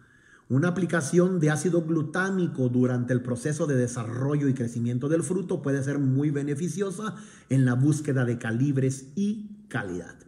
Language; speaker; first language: Spanish; native; Spanish